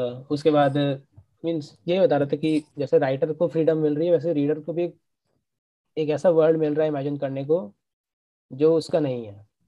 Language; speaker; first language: Hindi; native; Hindi